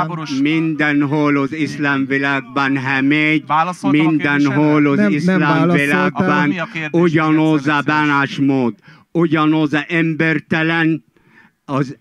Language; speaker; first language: Hungarian; non-native, fluent; Arabic